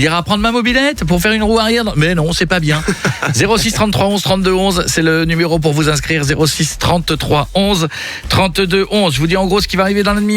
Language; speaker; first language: French; native; French